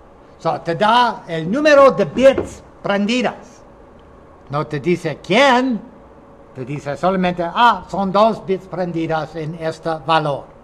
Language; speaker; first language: Spanish; non-native, fluent; English